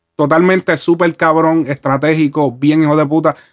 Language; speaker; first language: Spanish; native; Spanish